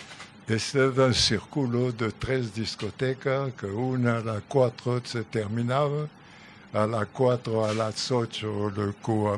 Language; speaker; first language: Spanish; non-native, learner; French